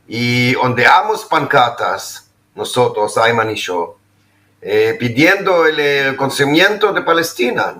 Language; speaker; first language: Spanish; non-native, fluent; Hebrew